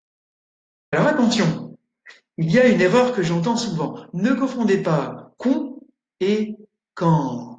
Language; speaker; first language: French; native; French